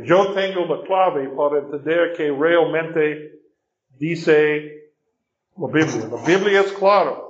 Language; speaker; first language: Spanish; non-native, fluent; English